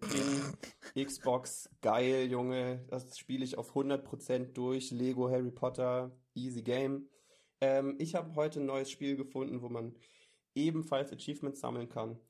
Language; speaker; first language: German; native; German